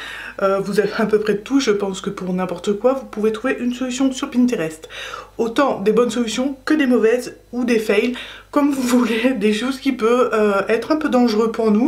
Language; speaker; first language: French; native; French